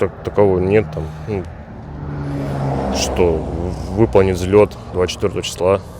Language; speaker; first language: Russian; native; Russian